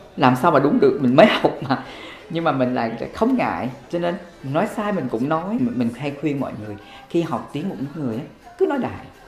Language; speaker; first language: Vietnamese; native; Vietnamese